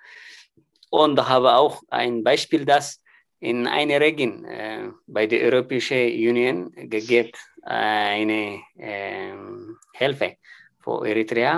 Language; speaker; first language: German; non-native, learner; Tigrinya